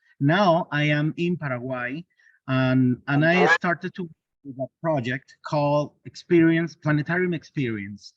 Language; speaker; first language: English; non-native, learner; Spanish